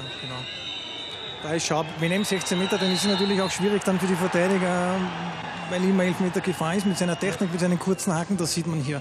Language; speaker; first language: German; native; German